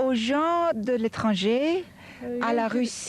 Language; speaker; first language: French; non-native, fluent; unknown